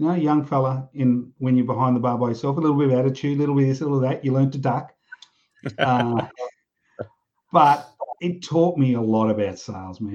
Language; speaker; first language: English; native; English